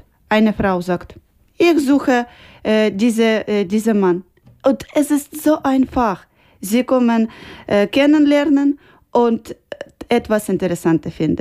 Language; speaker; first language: German; non-native, learner; Ukrainian